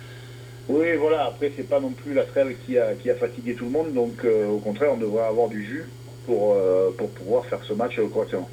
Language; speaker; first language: French; native; French